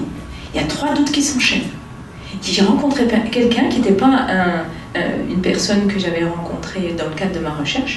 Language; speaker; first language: French; native; French